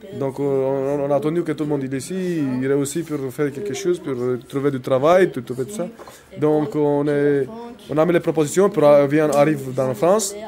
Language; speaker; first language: French; non-native, learner; Romany